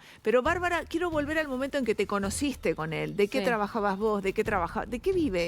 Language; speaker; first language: Spanish; native; Spanish